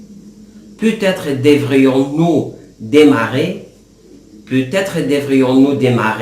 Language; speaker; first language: French; non-native, fluent; Arabic